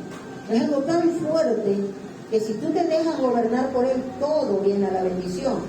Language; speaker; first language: Spanish; native; Spanish